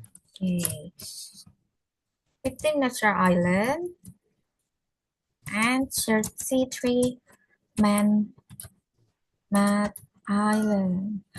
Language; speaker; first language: English; non-native, fluent; Indonesian